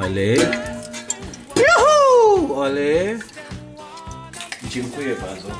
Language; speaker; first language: Polish; non-native, learner; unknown